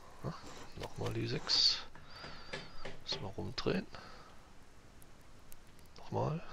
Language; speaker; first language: German; native; German